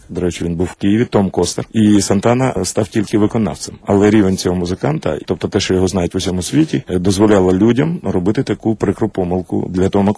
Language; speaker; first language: Ukrainian; native; Ukrainian